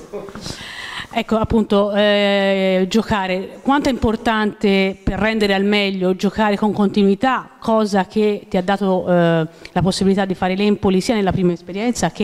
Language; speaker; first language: Italian; native; Italian